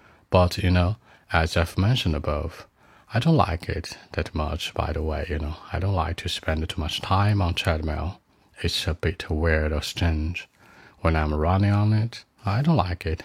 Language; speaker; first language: English; non-native, fluent; Chinese